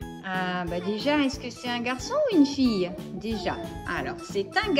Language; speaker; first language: French; native; French